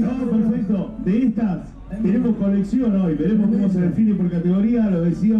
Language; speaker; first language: Spanish; native; Spanish